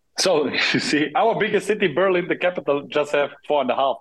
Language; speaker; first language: English; non-native, fluent; German